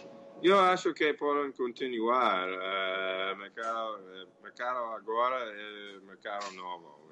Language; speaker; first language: Portuguese; non-native, fluent; English